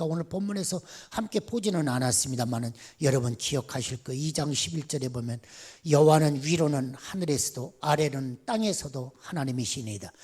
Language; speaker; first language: Korean; native; Korean